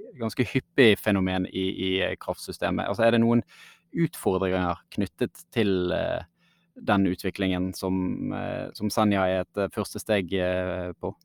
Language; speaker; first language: Norwegian; native; Norwegian